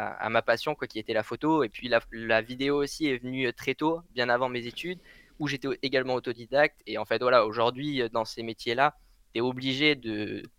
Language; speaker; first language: French; native; French